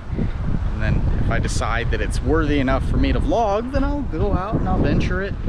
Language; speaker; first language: English; native; English